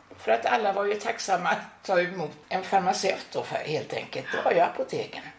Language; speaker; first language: Swedish; native; Swedish